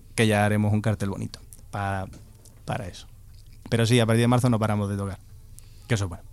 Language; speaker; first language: Spanish; native; Spanish